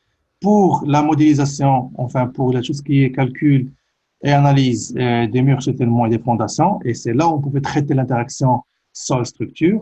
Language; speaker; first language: French; native; French